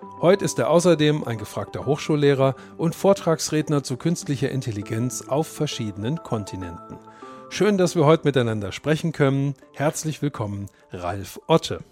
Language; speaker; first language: German; native; German